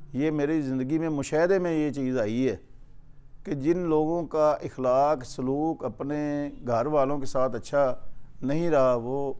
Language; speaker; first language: Urdu; non-native, local second language; Punjabi